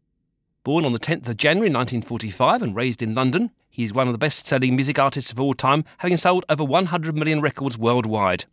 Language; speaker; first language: English; native; English